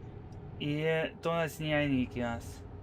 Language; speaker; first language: Japanese; non-native, learner; English